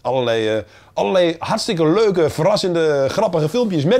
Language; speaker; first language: Dutch; native; Dutch